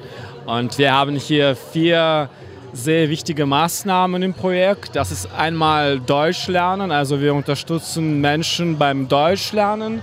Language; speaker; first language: German; non-native, fluent; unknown